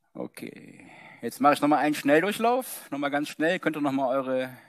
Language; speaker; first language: German; native; German